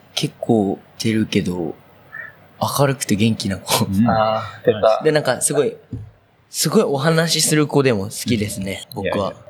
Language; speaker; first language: Japanese; native; Japanese